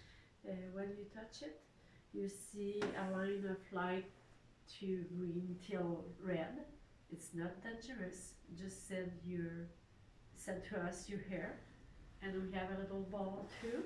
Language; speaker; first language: English; non-native, learner; French